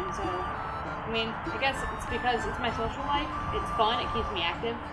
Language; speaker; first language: English; native; English